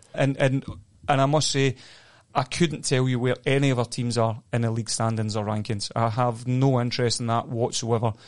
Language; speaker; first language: English; native; English